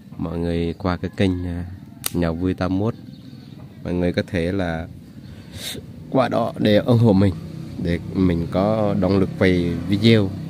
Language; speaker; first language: Vietnamese; non-native, local second language; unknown